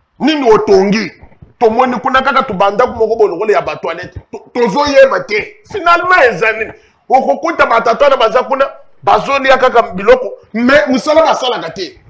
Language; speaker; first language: Lingala; non-native, local second language; Luba-Lulua